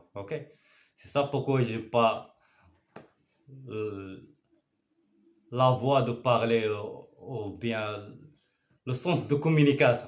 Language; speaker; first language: French; non-native, learner; Arabic